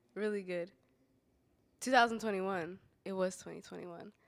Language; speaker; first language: English; native; English